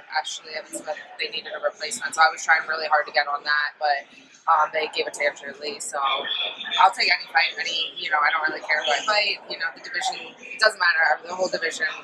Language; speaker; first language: English; native; English